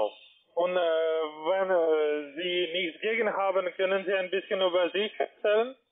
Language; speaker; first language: German; non-native, learner; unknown